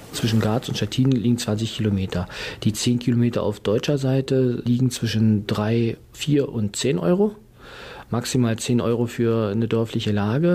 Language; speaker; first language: German; native; German